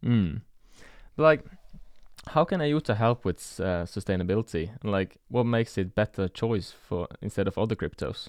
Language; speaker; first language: English; non-native, fluent; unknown